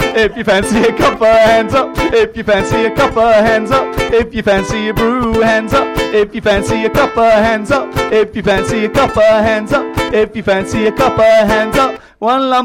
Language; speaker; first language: English; native; English